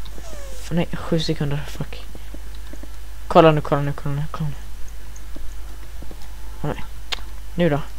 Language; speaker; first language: Swedish; native; Swedish